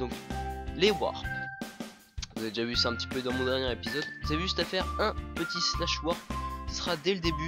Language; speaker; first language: French; native; French